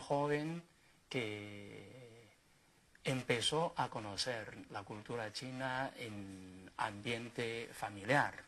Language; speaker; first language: Spanish; non-native, fluent; Chinese